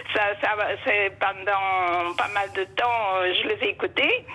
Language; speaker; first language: French; non-native, fluent; Portuguese